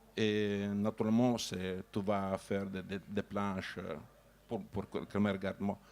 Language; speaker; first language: French; non-native, learner; Italian